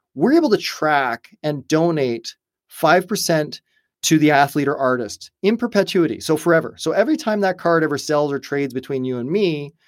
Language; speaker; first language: English; native; English